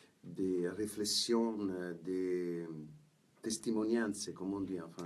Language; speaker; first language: French; non-native, fluent; Italian